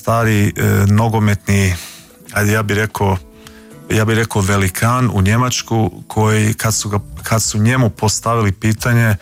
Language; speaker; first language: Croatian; early bilingual, heritage; Croatian